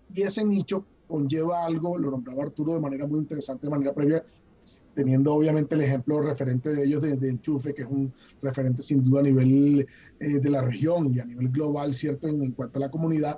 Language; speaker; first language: Spanish; native; Spanish